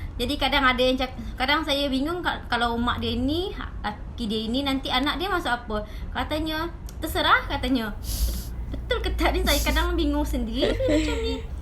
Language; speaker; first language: Malay; native; Malay